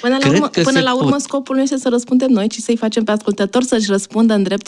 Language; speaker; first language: Romanian; native; Romanian